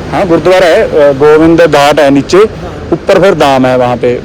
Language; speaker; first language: Hindi; non-native, local second language; Punjabi